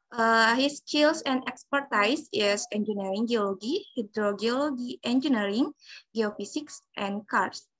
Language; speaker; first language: English; non-native, fluent; Indonesian